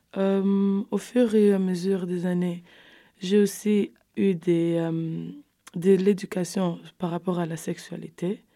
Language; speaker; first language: French; non-native, fluent; Kabuverdianu